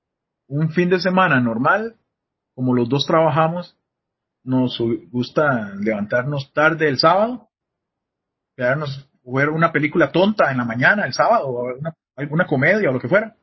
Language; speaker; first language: Spanish; native; Spanish